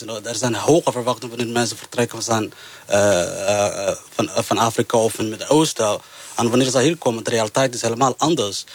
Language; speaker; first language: Dutch; non-native, fluent; Somali